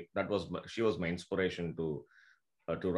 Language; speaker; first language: English; non-native, local second language; Tamil